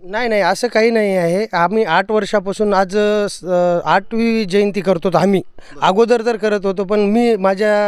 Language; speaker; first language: Marathi; non-native, local second language; Lambadi